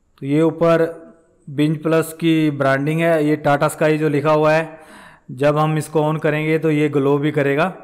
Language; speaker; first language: Hindi; non-native, local second language; Punjabi